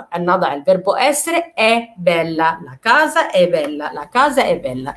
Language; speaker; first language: Arabic; native; Arabic